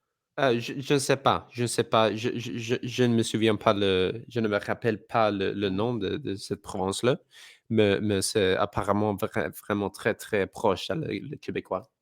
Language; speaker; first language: French; non-native, fluent; English